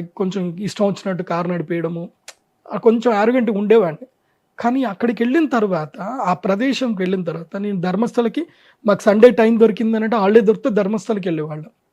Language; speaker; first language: Telugu; non-native, local second language; Marwari